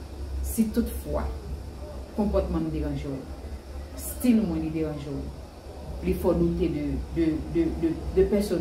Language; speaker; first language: French; non-native, learner; Haitian Creole